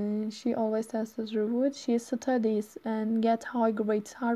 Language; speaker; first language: English; non-native, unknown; Turkish